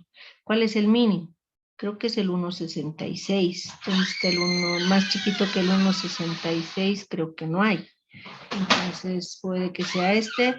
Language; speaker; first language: Spanish; native; Spanish